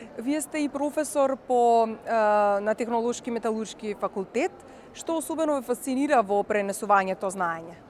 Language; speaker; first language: Macedonian; native; Macedonian